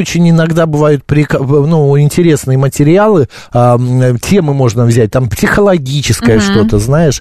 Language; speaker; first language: Russian; native; Russian